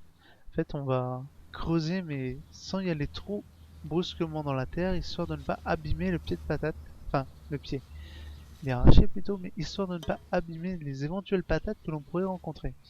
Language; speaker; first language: French; native; French